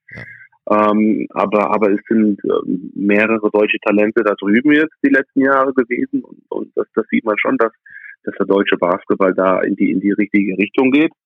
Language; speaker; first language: German; early bilingual, other home language; English